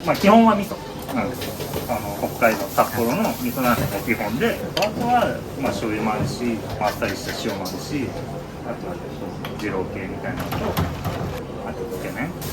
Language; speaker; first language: Japanese; native; Japanese